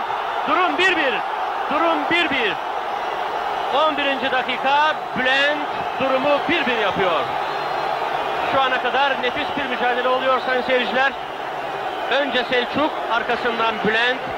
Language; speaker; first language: Turkish; native; Turkish